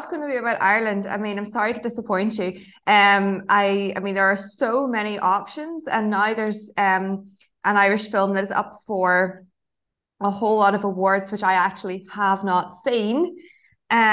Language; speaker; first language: English; native; English